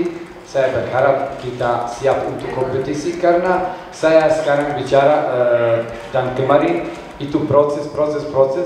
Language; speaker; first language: Indonesian; non-native, learner; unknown